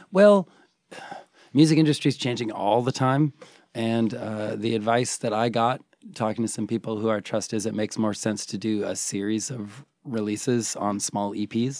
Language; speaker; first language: English; native; English